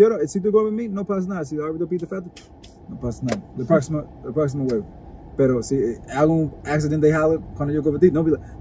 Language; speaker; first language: Spanish; non-native, learner; English